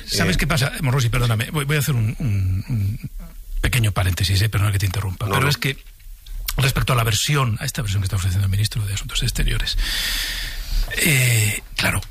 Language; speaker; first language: Spanish; native; Spanish